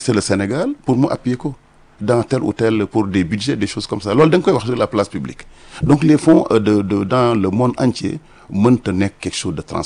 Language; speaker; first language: French; non-native, local second language; Wolof